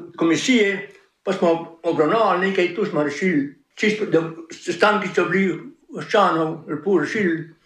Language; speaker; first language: Slovenian; native; Slovenian